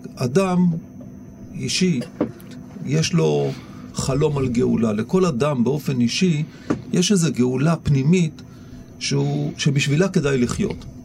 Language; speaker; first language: Hebrew; native; Hebrew